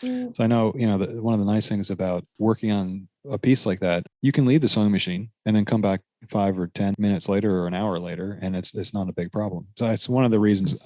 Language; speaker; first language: English; native; English